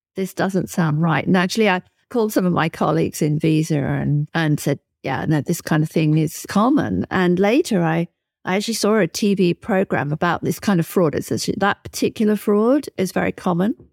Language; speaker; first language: English; native; English